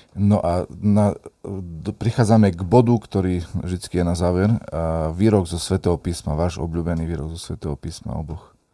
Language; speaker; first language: Slovak; native; Slovak